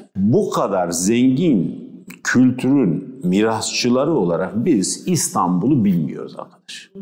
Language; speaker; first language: Turkish; non-native, local second language; Kurdish